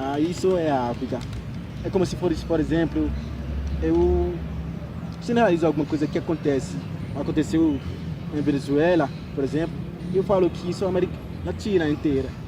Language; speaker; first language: Portuguese; non-native, fluent; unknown